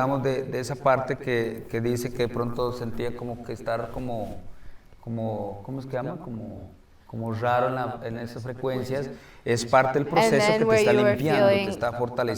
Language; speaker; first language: Spanish; native; Spanish